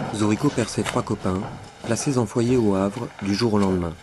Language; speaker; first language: French; native; French